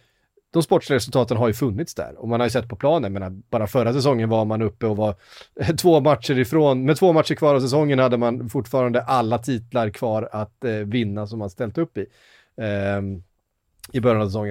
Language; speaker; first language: Swedish; native; Swedish